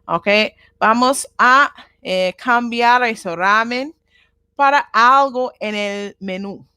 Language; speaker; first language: Spanish; non-native, learner; Japanese